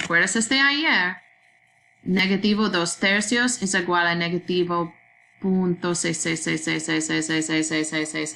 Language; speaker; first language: Spanish; non-native, learner; English